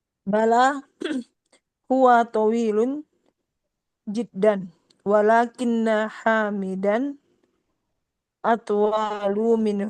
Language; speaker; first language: Arabic; non-native, learner; Indonesian